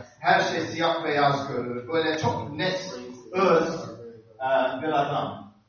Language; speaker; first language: Turkish; non-native, fluent; English